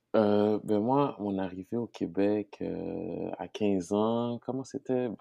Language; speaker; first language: French; non-native, local second language; Haitian Creole